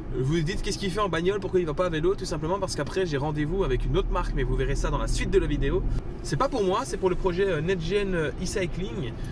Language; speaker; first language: French; native; French